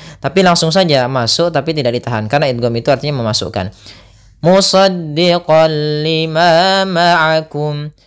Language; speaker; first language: Indonesian; native; Indonesian